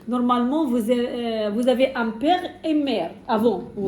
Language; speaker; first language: French; non-native, fluent; Arabic